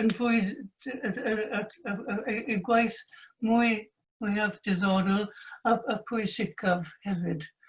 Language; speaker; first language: Welsh; non-native, fluent; English